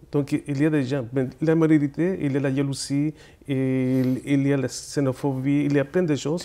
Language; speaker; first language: French; non-native, fluent; Spanish